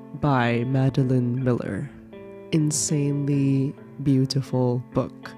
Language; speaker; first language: English; non-native, local second language; Cantonese